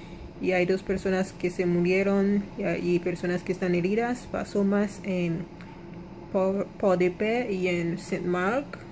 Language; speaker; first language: Spanish; non-native, fluent; Haitian Creole